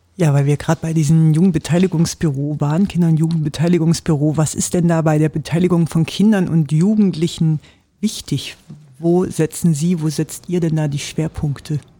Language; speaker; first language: German; native; German